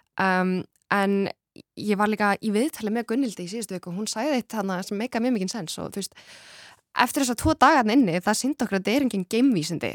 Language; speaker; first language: Icelandic; early bilingual, other home language; Kurdish